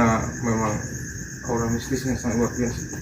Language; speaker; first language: Indonesian; native; Indonesian